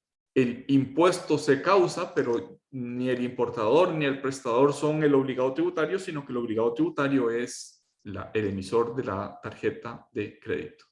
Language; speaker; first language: Spanish; native; Spanish